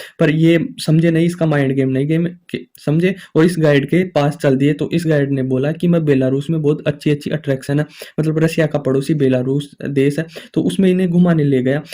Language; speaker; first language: Hindi; native; Hindi